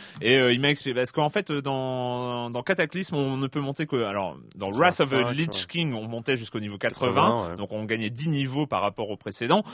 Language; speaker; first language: French; native; French